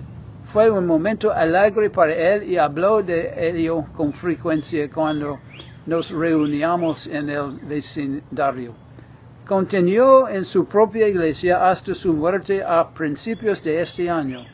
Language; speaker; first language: Spanish; non-native, fluent; English